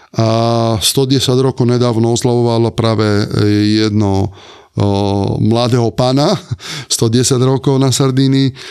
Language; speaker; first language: Slovak; non-native, fluent; Italian